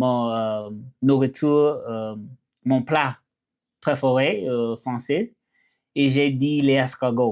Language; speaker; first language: French; non-native, learner; English